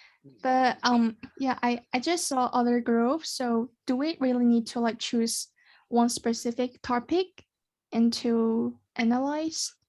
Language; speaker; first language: English; non-native, learner; Chinese